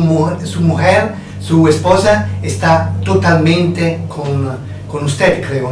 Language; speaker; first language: Spanish; non-native, fluent; Italian